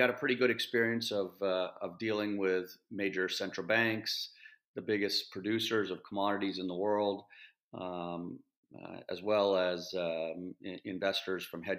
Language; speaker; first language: English; native; English